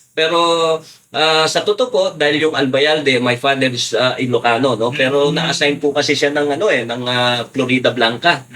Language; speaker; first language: Filipino; non-native, local second language; Pampanga